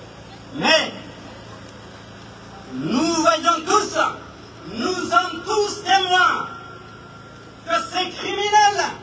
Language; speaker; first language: French; non-native, fluent; Persian